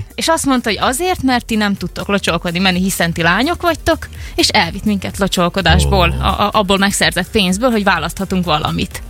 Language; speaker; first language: Hungarian; native; Hungarian